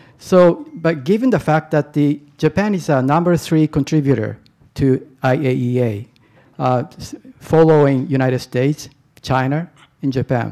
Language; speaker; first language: English; non-native, fluent; Japanese